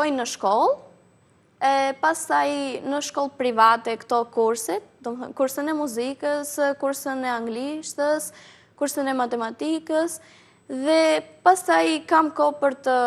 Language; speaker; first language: Albanian; early bilingual, heritage; Albanian